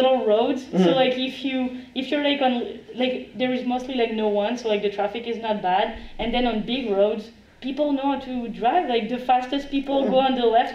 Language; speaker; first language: English; non-native, fluent; French